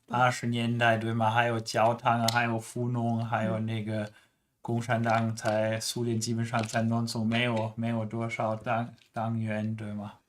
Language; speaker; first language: Chinese; non-native, fluent; German